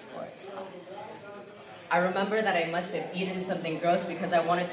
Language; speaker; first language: English; early bilingual, other home language; Filipino